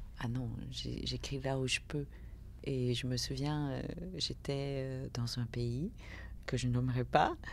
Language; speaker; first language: French; early bilingual, other home language; Vietnamese